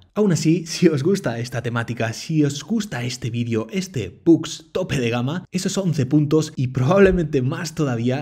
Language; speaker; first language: Spanish; native; Spanish